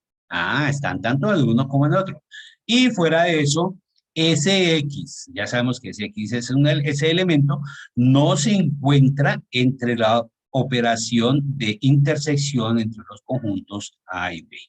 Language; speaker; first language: Spanish; native; Spanish